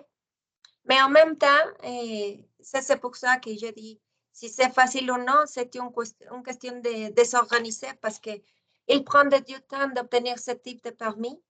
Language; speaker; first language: French; non-native, fluent; Spanish